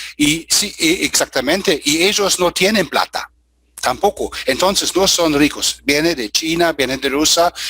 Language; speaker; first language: Spanish; non-native, fluent; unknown